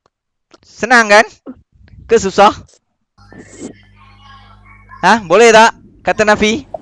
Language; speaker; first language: Malay; native; Malay